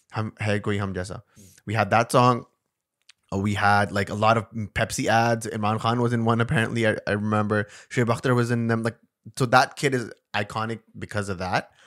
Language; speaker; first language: English; non-native, local second language; Urdu